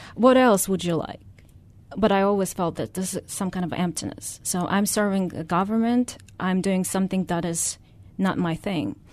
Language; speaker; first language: English; non-native, fluent; Russian